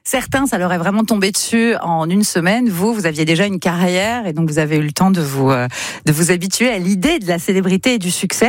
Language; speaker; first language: French; native; French